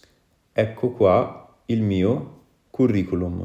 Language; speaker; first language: Italian; non-native, fluent; Wolof